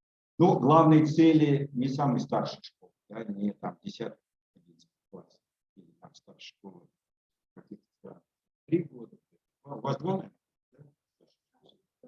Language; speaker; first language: Russian; native; Russian